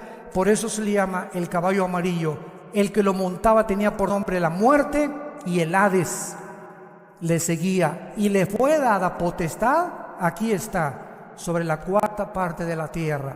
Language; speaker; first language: Spanish; native; Spanish